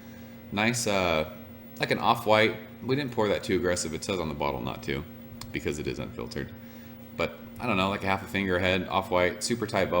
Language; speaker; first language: English; native; English